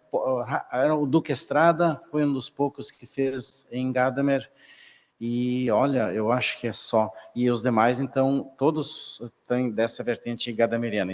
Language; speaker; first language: Portuguese; native; Portuguese